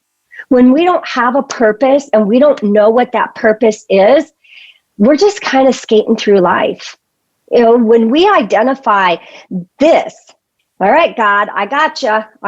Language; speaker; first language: English; native; English